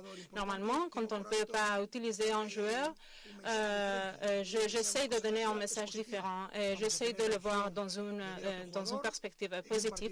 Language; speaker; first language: French; non-native, fluent; Spanish